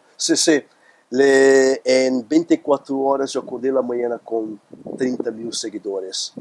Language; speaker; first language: Spanish; non-native, learner; Portuguese